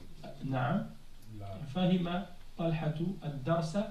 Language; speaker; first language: Arabic; non-native, fluent; French